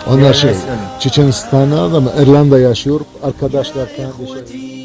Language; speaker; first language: Turkish; non-native, learner; Chechen